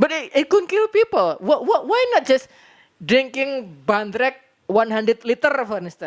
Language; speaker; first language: English; non-native, learner; Indonesian